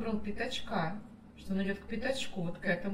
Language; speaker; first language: Russian; native; Russian